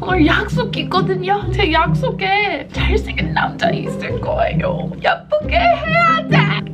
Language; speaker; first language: Korean; non-native, learner; English